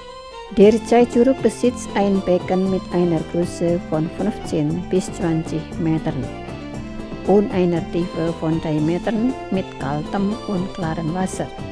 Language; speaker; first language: German; non-native, fluent; Indonesian